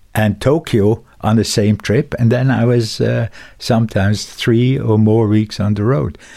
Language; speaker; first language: English; non-native, fluent; German